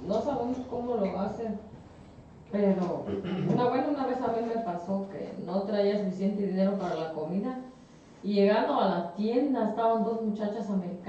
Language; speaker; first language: Spanish; native; Spanish